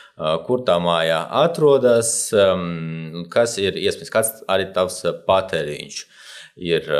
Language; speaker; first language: Latvian; non-native, local second language; Russian